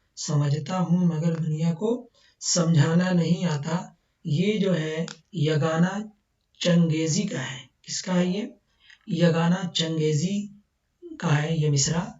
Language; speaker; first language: Urdu; native; Urdu